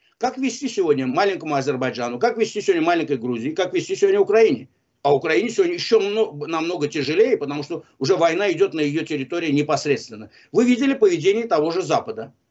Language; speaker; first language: Russian; non-native, local second language; Azerbaijani